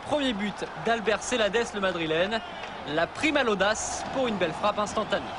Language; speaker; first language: French; native; French